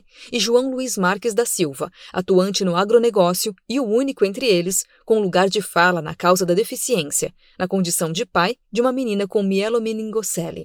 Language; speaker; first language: Portuguese; native; Portuguese